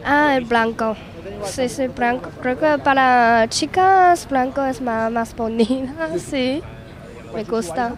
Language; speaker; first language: Spanish; non-native, learner; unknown